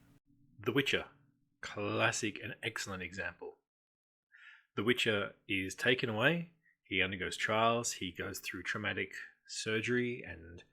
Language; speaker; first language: English; native; English